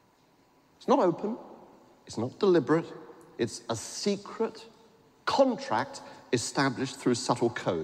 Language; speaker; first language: English; native; English